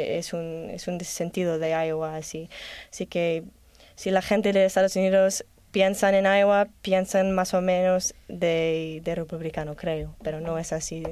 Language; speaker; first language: Spanish; non-native, learner; English